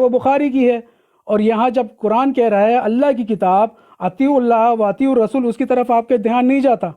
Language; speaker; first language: Urdu; native; Urdu